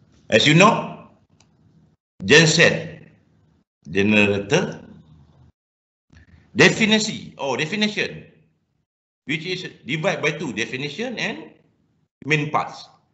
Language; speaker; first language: English; non-native, local second language; Malay